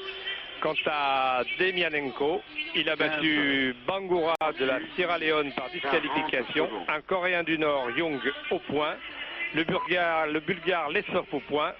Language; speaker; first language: French; native; French